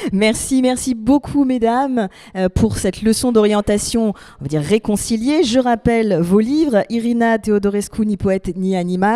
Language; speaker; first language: French; native; French